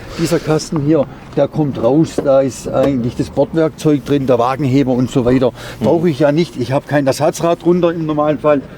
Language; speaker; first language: German; native; German